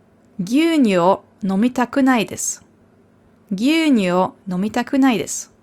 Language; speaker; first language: Japanese; non-native, fluent; German